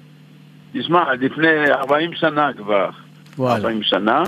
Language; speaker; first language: Hebrew; non-native, fluent; French